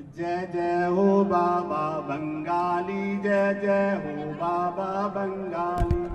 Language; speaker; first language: Hindi; native; Hindi